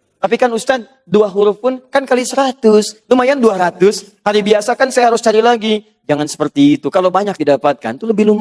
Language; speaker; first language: Indonesian; native; Indonesian